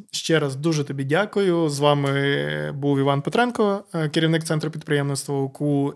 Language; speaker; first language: Ukrainian; native; Ukrainian